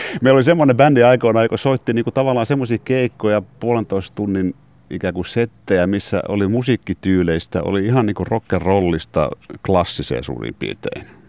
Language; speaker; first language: Finnish; non-native, local second language; Swedish